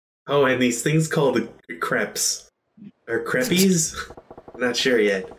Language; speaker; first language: English; native; English